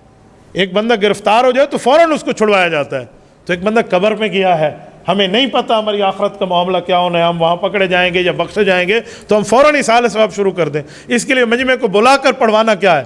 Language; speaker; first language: Urdu; native; Urdu